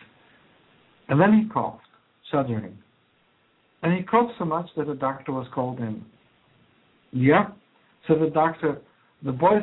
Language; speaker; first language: English; non-native, fluent; Croatian